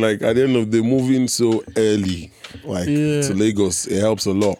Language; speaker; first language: English; non-native, local second language; Igbo